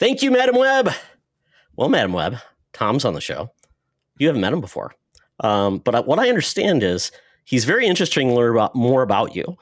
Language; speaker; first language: English; native; English